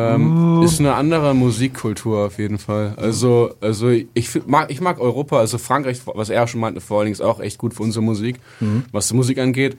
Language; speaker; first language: German; native; German